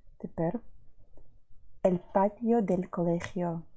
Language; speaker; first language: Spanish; non-native, fluent; Ukrainian